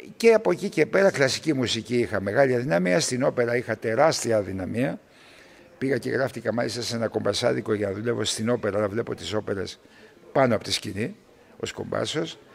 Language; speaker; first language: Greek; early bilingual, heritage; Greek